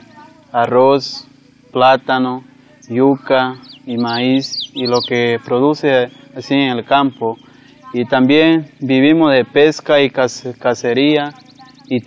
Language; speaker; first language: Spanish; non-native, local second language; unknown